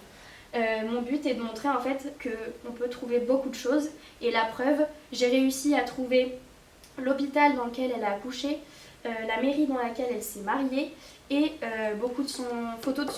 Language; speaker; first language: French; native; French